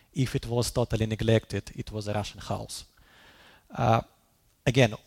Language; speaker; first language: English; non-native, fluent; Russian